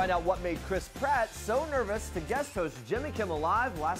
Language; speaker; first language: English; native; English